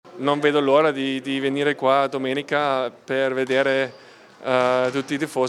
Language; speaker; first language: Italian; non-native, fluent; German